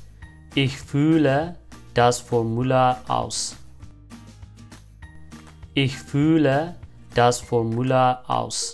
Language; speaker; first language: German; non-native, fluent; Amharic